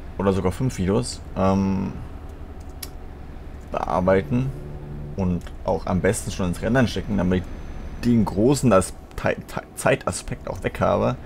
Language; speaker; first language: German; native; German